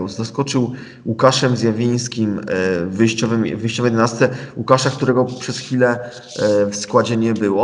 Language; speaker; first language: Polish; native; Polish